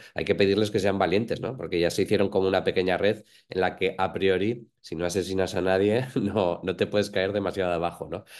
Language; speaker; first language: Spanish; native; Spanish